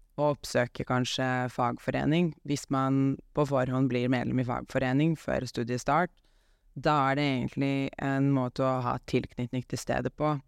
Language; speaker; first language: Norwegian; non-native, fluent; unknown